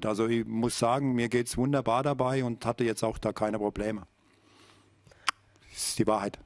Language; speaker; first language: German; native; German